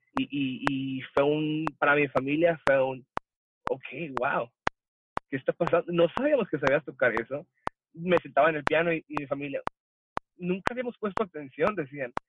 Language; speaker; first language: Spanish; early bilingual, heritage; Spanish